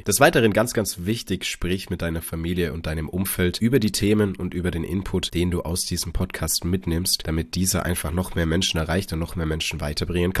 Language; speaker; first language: German; native; German